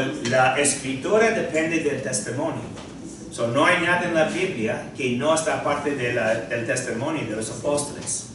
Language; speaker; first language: Spanish; non-native, fluent; English